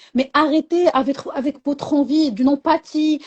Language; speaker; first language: French; non-native, local second language; Arabic